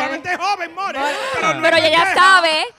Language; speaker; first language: Spanish; native; Spanish